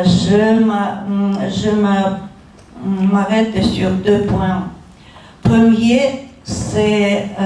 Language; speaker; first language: French; non-native, fluent; Russian